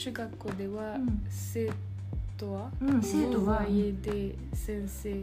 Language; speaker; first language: Japanese; non-native, learner; French